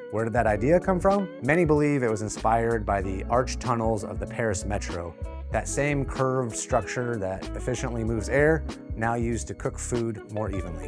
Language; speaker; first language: English; native; English